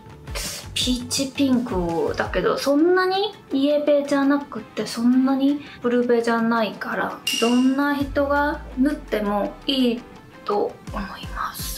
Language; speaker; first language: Japanese; non-native, fluent; Korean